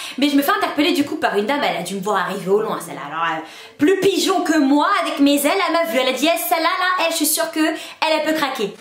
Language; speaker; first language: French; native; French